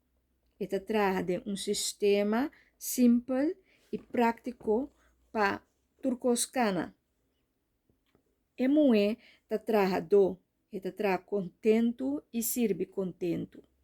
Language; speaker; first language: Portuguese; non-native, learner; Papiamento